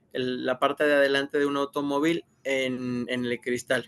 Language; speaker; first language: Spanish; native; Spanish